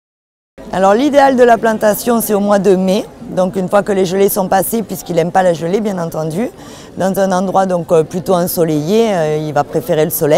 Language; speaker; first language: French; native; French